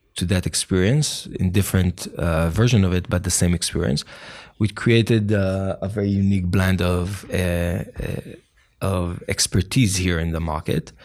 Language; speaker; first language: English; non-native, fluent; Hebrew